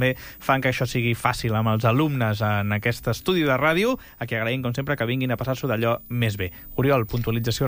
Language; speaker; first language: Catalan; native; Catalan